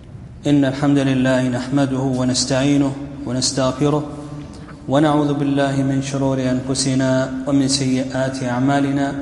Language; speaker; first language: Arabic; native; Arabic